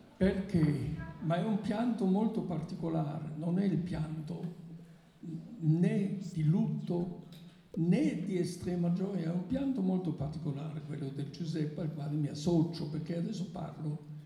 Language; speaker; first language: Italian; non-native, fluent; German